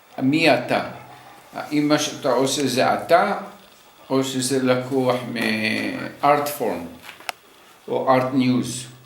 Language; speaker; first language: Hebrew; early bilingual, other home language; Arabic